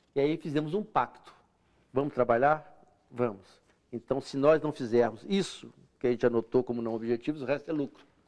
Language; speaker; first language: Portuguese; native; Portuguese